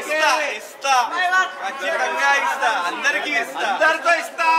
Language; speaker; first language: Telugu; non-native, local second language; Hindi